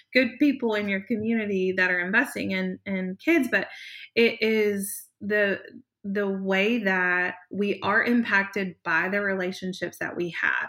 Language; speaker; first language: English; native; English